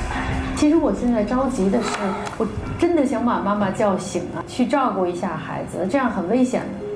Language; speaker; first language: Chinese; native; Chinese